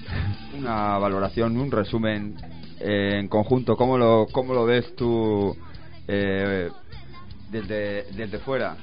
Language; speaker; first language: Spanish; native; Spanish